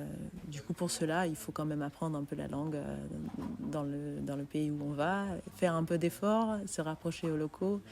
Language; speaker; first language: French; non-native, fluent; Hungarian